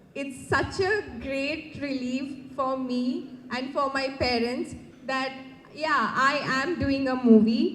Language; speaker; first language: Tamil; non-native, learner; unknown